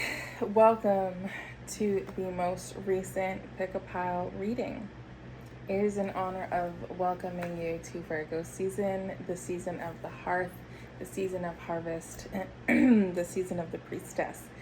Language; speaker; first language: English; native; English